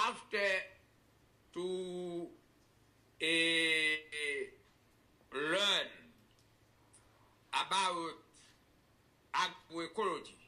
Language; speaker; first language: English; non-native, learner; Haitian Creole